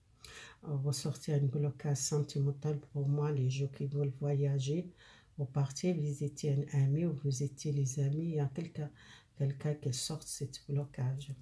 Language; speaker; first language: French; non-native, fluent; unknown